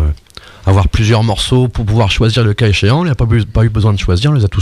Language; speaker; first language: French; native; French